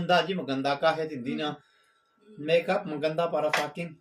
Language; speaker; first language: Filipino; non-native, learner; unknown